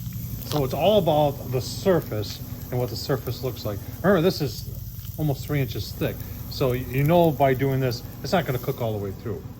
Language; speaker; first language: English; native; English